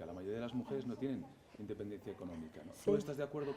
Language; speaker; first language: Spanish; native; Spanish